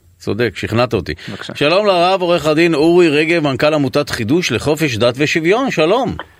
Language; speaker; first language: Hebrew; native; Hebrew